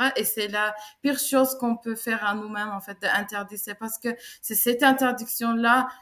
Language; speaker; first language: French; non-native, fluent; Turkish